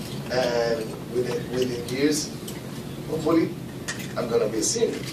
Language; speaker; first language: English; non-native, learner; Spanish